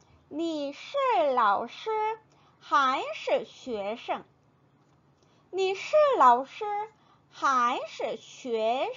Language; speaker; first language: Chinese; non-native, fluent; Korean